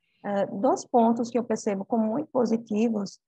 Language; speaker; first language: Portuguese; native; Portuguese